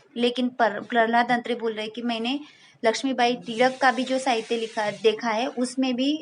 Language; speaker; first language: Hindi; non-native, local second language; Marathi